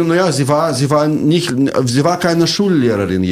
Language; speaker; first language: German; non-native, fluent; Russian